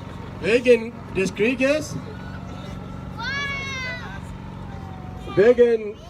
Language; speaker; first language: German; non-native, fluent; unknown